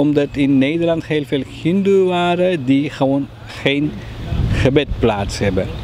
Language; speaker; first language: Dutch; non-native, fluent; Tamil